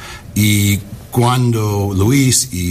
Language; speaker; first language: Spanish; non-native, learner; English